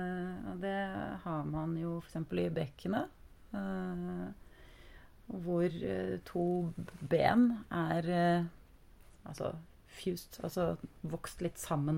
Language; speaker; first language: Norwegian; native; Norwegian